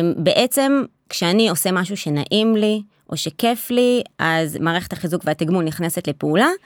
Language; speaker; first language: Hebrew; native; Hebrew